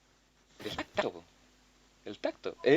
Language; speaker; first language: Spanish; native; Spanish